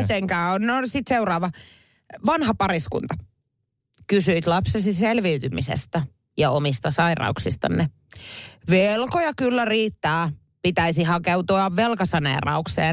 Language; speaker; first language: Finnish; native; Finnish